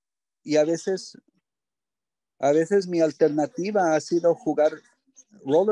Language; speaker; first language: Spanish; early bilingual, heritage; English